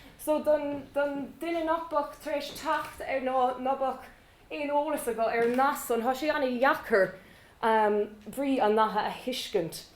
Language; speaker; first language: Irish; native; Irish